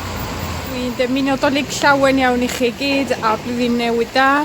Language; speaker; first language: Welsh; non-native, fluent; Spanish